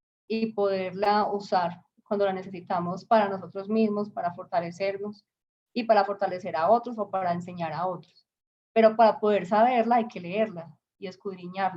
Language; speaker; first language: Spanish; native; Spanish